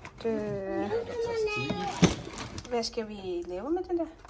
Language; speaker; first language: Danish; non-native, fluent; Thai